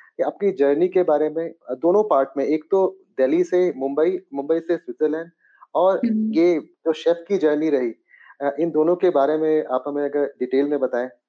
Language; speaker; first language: Hindi; native; Hindi